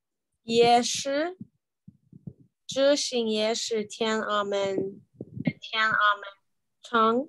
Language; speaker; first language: Chinese; non-native, learner; English